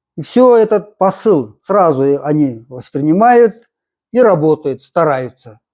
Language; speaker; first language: Russian; non-native, local second language; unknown